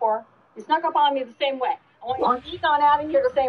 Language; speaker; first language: English; native; English